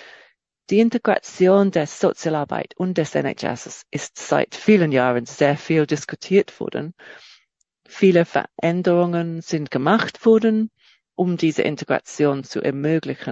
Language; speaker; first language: German; non-native, fluent; English